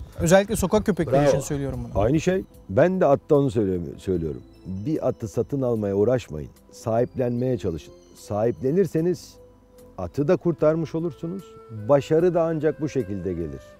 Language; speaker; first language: Turkish; native; Turkish